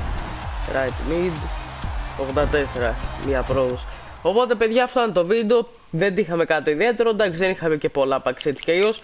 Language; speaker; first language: Greek; native; Greek